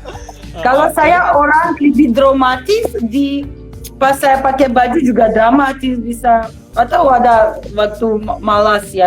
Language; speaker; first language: Indonesian; non-native, fluent; Russian